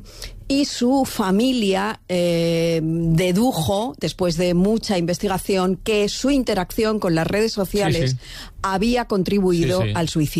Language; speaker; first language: Spanish; native; Spanish